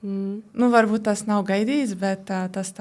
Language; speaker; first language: Latvian; non-native, local second language; Russian